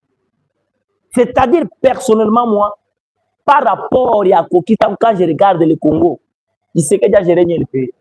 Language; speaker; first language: French; non-native, local second language; Lingala